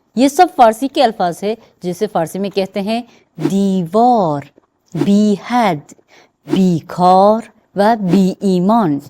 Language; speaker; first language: Urdu; non-native, fluent; Persian